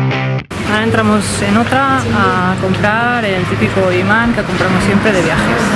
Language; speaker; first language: Spanish; native; Spanish